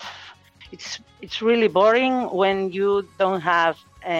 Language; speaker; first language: English; non-native, fluent; Catalan